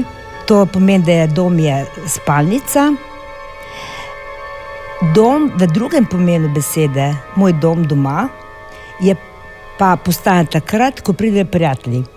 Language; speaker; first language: Slovenian; non-native, fluent; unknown